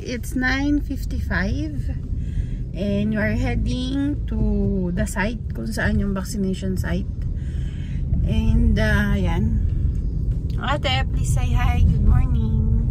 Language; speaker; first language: English; non-native, local second language; Filipino